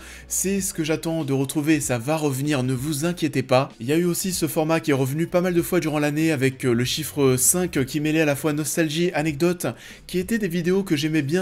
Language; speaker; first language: French; native; French